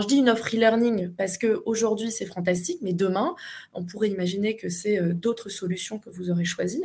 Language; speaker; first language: French; native; French